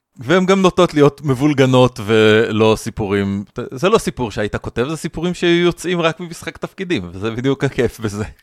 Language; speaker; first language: Hebrew; native; Hebrew